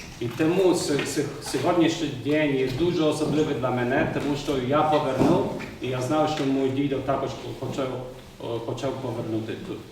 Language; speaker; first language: Ukrainian; early bilingual, heritage; English